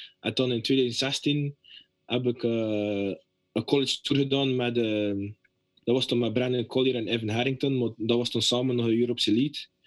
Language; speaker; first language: Dutch; native; Dutch